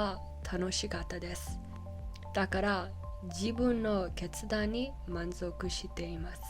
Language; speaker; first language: Japanese; non-native, learner; English